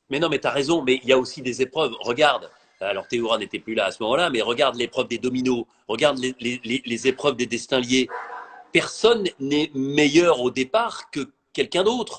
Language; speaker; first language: French; native; French